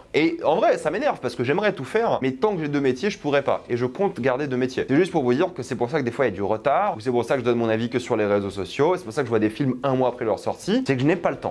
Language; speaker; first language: French; native; French